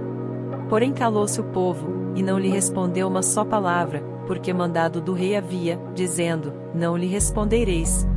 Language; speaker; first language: Portuguese; native; Portuguese